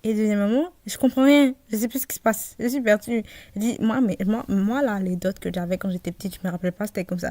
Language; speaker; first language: French; early bilingual, other home language; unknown